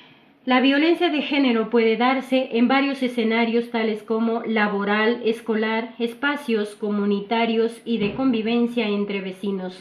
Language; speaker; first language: Spanish; native; Spanish